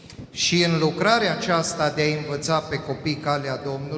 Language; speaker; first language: Romanian; non-native, fluent; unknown